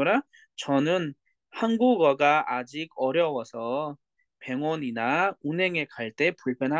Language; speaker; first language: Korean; non-native, fluent; Nepali